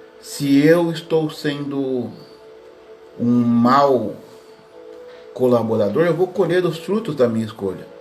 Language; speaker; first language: Portuguese; native; Portuguese